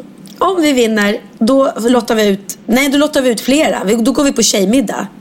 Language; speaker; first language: Swedish; native; Swedish